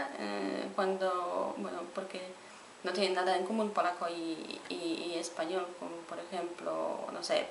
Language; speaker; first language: Spanish; non-native, fluent; Polish